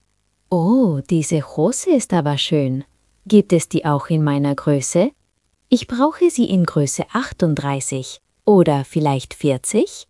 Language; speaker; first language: German; non-native, fluent; Spanish